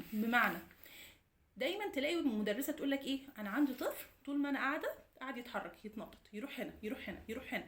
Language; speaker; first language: Arabic; native; Arabic